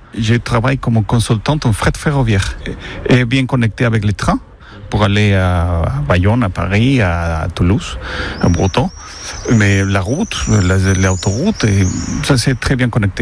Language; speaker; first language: French; non-native, learner; Spanish